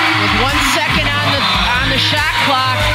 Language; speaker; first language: English; native; English